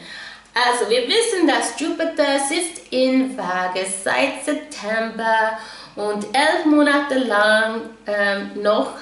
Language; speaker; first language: German; non-native, fluent; English